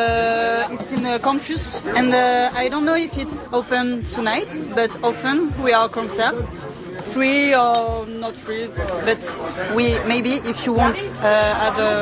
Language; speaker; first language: English; non-native, learner; French